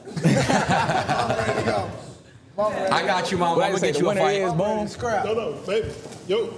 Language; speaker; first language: English; native; English